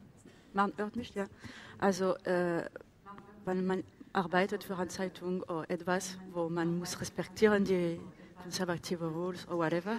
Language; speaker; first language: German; non-native, learner; French